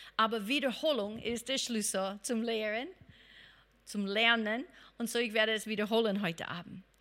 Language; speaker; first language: German; non-native, fluent; English